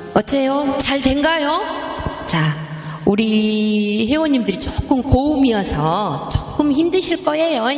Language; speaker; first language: Korean; native; Korean